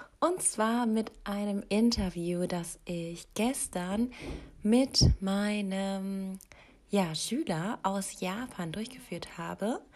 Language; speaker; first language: German; native; German